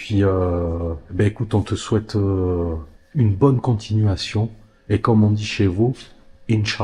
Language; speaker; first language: French; native; French